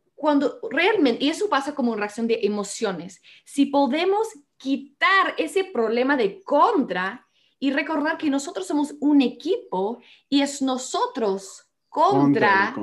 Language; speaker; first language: Spanish; non-native, fluent; English